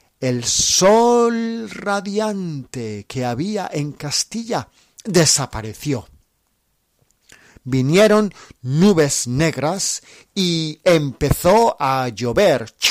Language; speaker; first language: Spanish; non-native, fluent; English